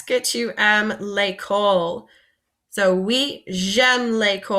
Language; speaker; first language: French; non-native, fluent; English